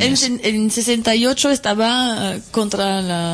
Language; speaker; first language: Spanish; non-native, fluent; French